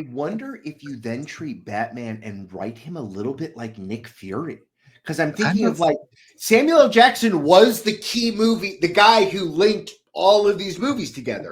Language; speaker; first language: English; native; English